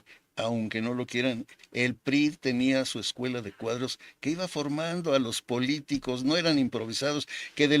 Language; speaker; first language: Spanish; native; Spanish